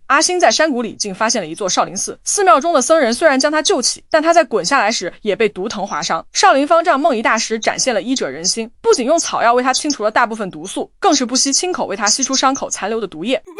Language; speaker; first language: Chinese; native; Chinese